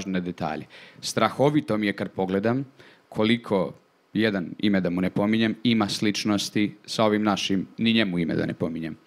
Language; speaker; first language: Serbian; native; Serbian